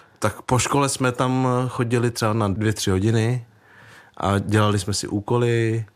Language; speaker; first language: Czech; early bilingual, other home language; Vietnamese